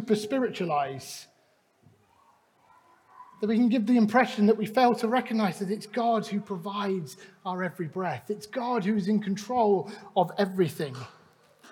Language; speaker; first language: English; native; English